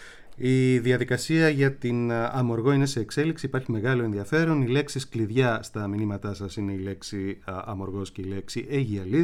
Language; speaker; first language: Greek; native; Greek